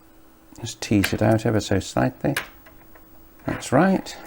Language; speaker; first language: English; native; English